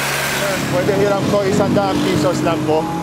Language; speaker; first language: Filipino; non-native, learner; Arabic